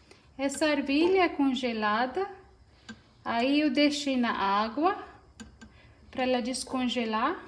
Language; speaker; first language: Portuguese; non-native, fluent; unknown